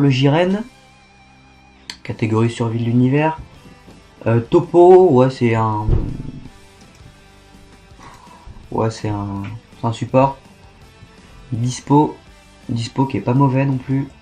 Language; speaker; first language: French; native; French